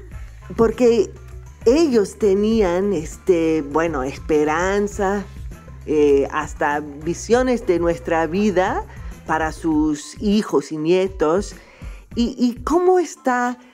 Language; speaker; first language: Spanish; non-native, fluent; English